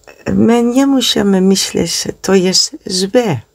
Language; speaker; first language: Polish; non-native, learner; Dutch